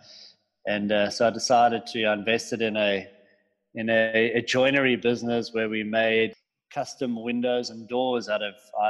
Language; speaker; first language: English; native; English